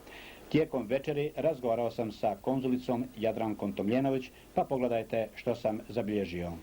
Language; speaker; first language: Croatian; native; Croatian